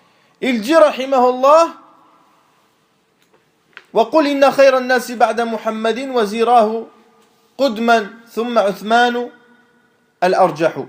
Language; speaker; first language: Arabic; non-native, fluent; French